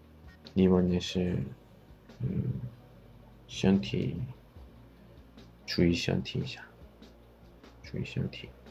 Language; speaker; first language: Chinese; non-native, learner; Korean